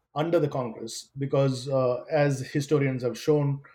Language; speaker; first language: English; non-native, local second language; Malayalam